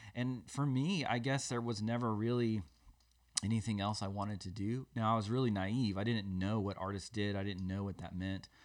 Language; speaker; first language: English; native; English